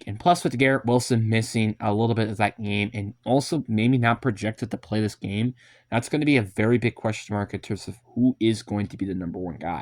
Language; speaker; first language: English; native; English